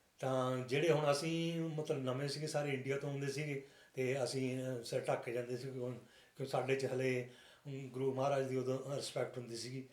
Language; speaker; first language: Punjabi; native; Punjabi